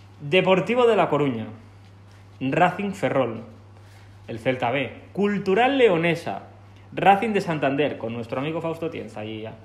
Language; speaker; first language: Spanish; non-native, local second language; Catalan